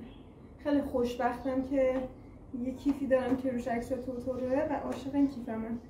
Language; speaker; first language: Persian; native; Persian